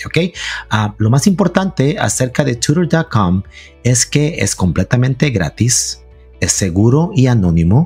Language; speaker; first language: Spanish; early bilingual, heritage; Spanish